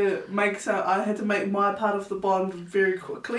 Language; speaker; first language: English; native; English